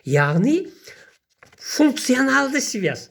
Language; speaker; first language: Russian; non-native, local second language; Kazakh